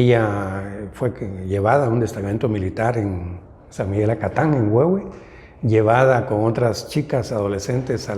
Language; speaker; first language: Spanish; native; Spanish